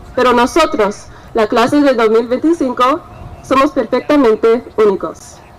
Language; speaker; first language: Spanish; early bilingual, heritage; Spanish